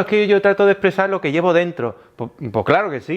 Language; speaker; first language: Spanish; native; Spanish